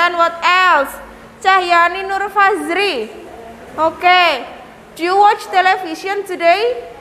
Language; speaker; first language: English; non-native, learner; Indonesian